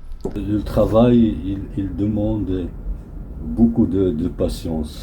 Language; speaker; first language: French; non-native, local second language; Arabic